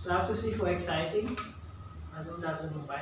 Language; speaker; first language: English; non-native, fluent; German